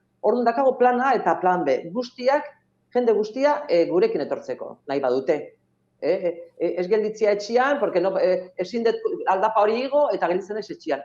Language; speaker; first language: Basque; non-native, local second language; Spanish